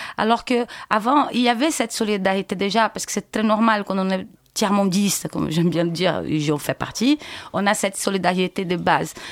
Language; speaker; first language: French; non-native, fluent; Portuguese